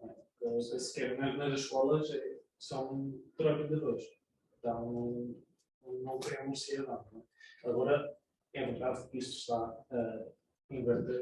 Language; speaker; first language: Portuguese; non-native, fluent; Catalan